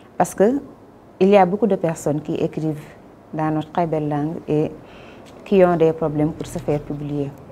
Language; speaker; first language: French; non-native, local second language; Wolof